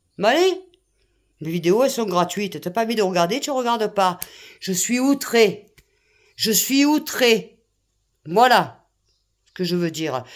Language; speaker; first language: French; native; French